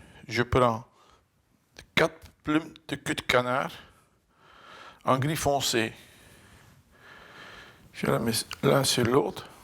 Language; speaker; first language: French; non-native, fluent; Dutch